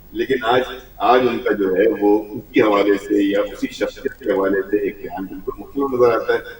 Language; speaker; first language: Urdu; native; Urdu